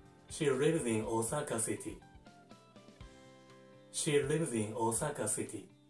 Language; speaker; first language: English; non-native, fluent; Japanese